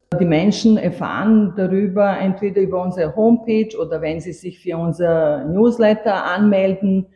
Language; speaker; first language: German; non-native, fluent; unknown